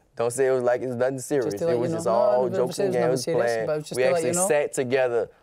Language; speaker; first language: English; native; English